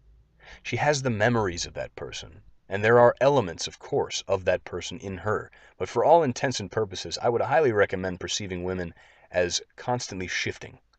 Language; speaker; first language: English; native; English